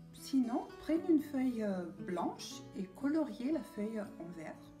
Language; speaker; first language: French; native; French